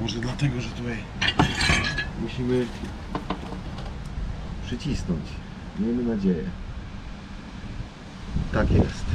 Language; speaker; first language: Polish; native; Polish